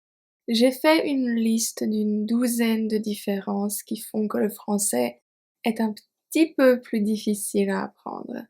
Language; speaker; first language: French; native; French